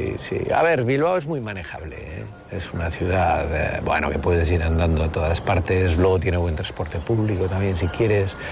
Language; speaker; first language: Spanish; native; Spanish